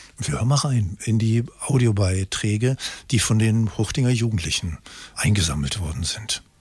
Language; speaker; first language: German; native; German